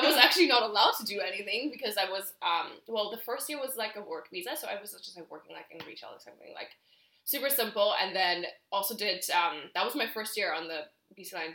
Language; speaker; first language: English; non-native, fluent; German